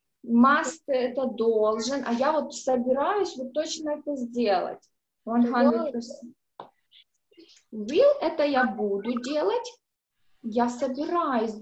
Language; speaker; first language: Russian; native; Russian